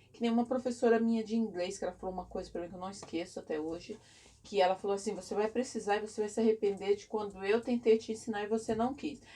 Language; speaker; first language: Portuguese; native; Portuguese